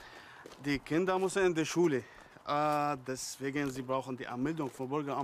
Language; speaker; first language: German; non-native, learner; Arabic